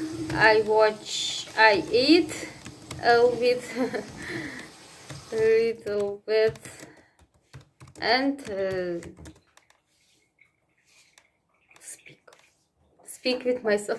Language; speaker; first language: English; non-native, learner; Russian